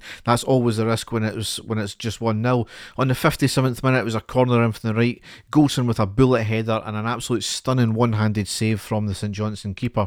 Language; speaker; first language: English; native; English